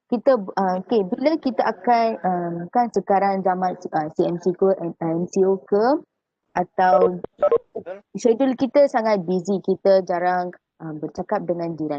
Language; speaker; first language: Malay; native; Malay